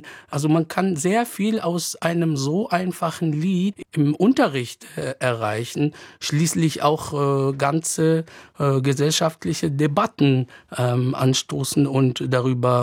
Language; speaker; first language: German; non-native, fluent; Arabic